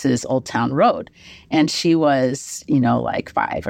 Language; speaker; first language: English; native; English